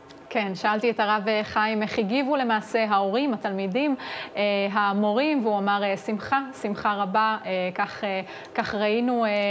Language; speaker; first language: Hebrew; native; Hebrew